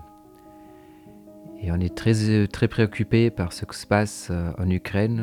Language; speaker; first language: French; native; French